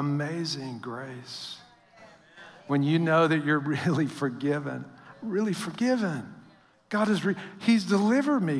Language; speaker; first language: English; native; English